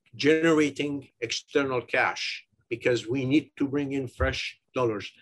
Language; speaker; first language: English; non-native, fluent; Persian